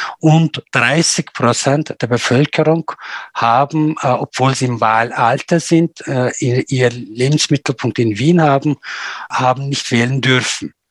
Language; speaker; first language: German; non-native, fluent; Turkish